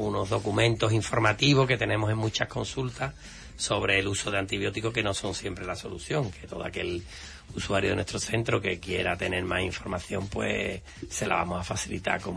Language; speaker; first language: Spanish; native; Spanish